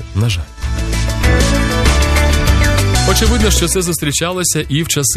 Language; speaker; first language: Ukrainian; native; Ukrainian